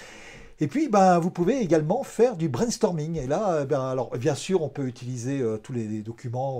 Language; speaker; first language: French; native; French